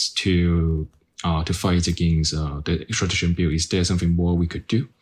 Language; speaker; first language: English; non-native, local second language; Cantonese